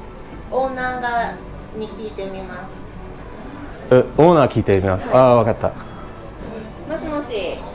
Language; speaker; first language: Japanese; non-native, learner; English